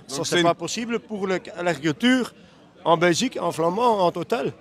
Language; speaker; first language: French; non-native, local second language; Dutch